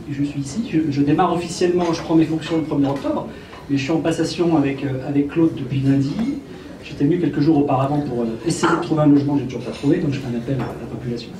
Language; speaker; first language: French; native; French